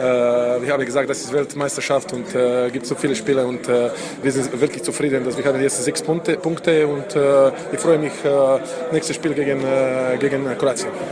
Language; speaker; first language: German; non-native, fluent; Slovenian